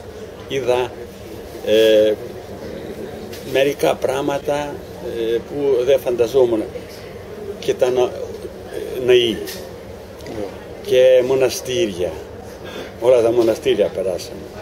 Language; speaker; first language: Greek; non-native, learner; Ukrainian